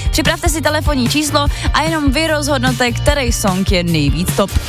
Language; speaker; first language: Czech; native; Czech